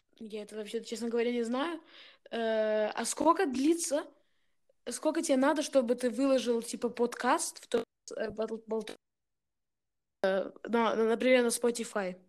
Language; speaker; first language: Russian; early bilingual, heritage; Russian